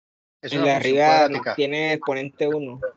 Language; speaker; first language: Spanish; native; Spanish